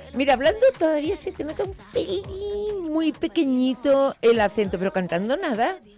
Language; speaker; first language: Spanish; native; Spanish